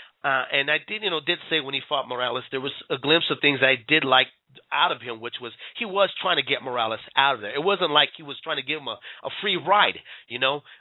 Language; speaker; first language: English; early bilingual, other home language; Spanish